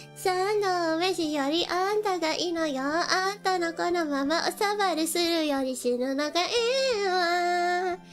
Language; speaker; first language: Japanese; non-native, learner; English